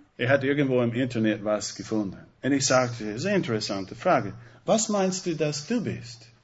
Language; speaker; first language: German; non-native, fluent; English